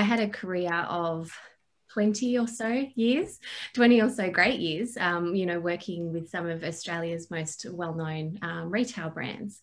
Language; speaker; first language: English; native; English